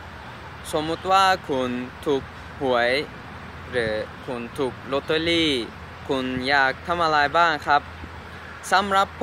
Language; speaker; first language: Thai; non-native, learner; English